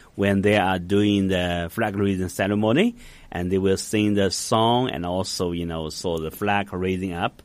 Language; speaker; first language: English; non-native, fluent; Chinese